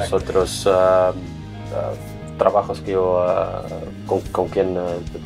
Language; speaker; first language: Spanish; non-native, learner; Portuguese